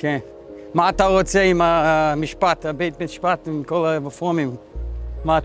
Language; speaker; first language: Hebrew; non-native, learner; English